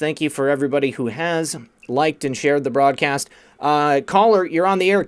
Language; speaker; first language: English; native; English